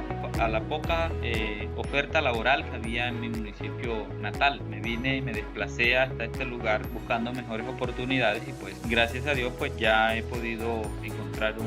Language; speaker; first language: Spanish; native; Spanish